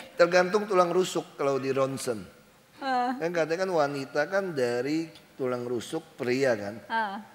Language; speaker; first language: Indonesian; native; Indonesian